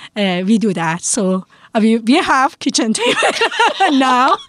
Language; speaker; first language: English; non-native, fluent; Persian